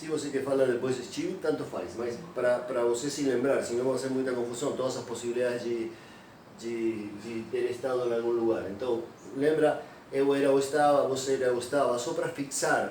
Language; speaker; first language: Portuguese; non-native, fluent; Spanish